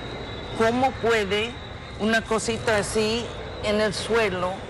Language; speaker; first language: Spanish; non-native, fluent; English